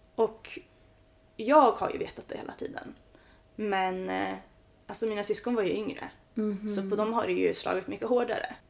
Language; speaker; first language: Swedish; early bilingual, other home language; Spanish